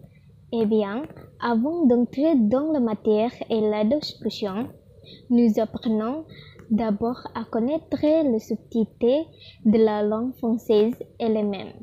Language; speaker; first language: French; non-native, learner; Indonesian